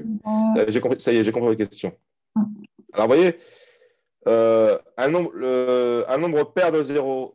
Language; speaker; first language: French; native; French